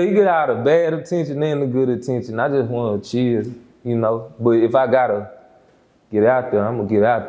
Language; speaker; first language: English; native; English